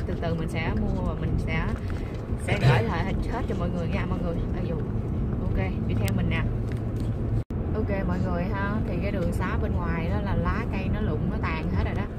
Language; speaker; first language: Vietnamese; native; Vietnamese